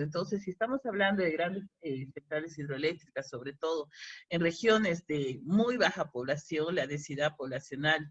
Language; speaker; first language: Spanish; native; Spanish